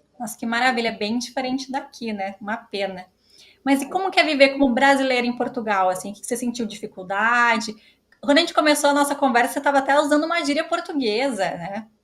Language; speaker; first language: Portuguese; native; Portuguese